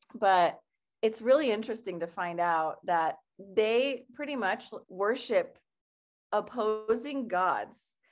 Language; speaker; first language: English; early bilingual, other home language; Persian